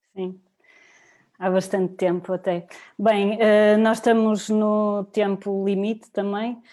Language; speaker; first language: Portuguese; native; Portuguese